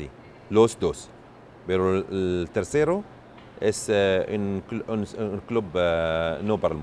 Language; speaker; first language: Spanish; non-native, learner; Arabic